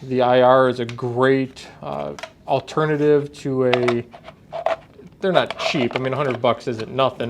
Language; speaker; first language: English; native; English